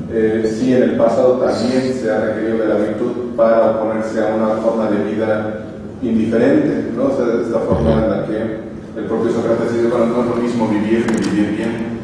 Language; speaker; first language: Spanish; native; Spanish